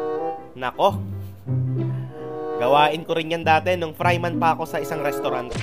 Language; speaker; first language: Filipino; native; Filipino